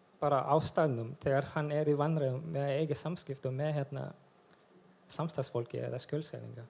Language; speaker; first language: Icelandic; non-native, fluent; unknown